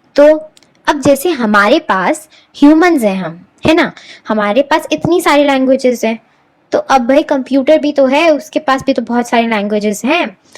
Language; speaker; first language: Hindi; native; Hindi